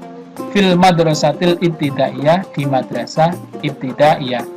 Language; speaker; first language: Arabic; non-native, fluent; Indonesian